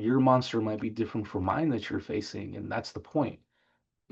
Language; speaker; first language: English; native; English